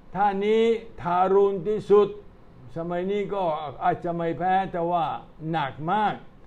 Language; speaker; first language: Thai; non-native, fluent; Italian